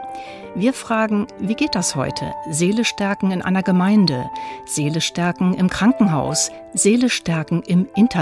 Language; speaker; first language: German; native; German